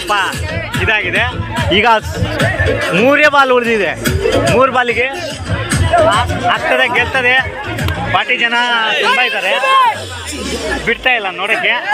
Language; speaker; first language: Kannada; non-native, local second language; Lambadi